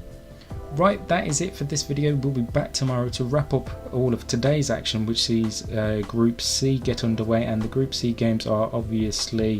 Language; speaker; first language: English; native; English